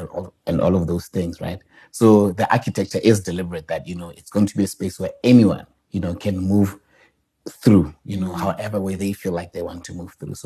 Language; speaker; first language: English; non-native, local second language; Northern Sotho